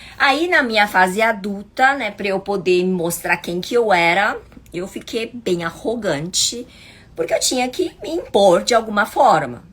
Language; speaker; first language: Portuguese; early bilingual, other home language; Chinese